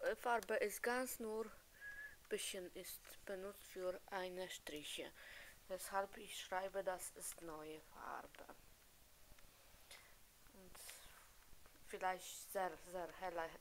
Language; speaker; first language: German; non-native, learner; Polish